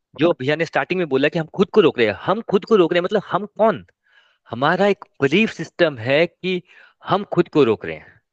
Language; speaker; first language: Hindi; non-native, local second language; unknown